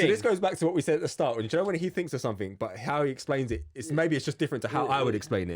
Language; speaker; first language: English; native; English